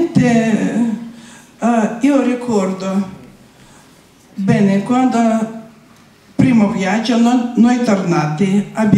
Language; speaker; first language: Italian; non-native, learner; Russian